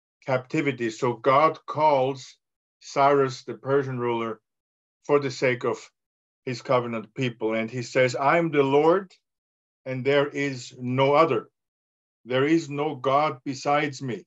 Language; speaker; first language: English; non-native, fluent; German